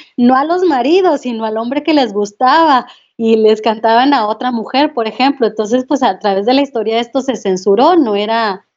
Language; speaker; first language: Spanish; native; Spanish